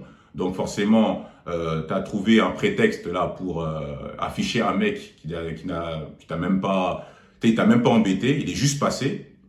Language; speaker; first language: French; native; French